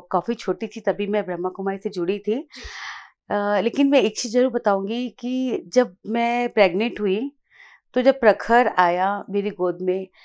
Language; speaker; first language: Hindi; native; Hindi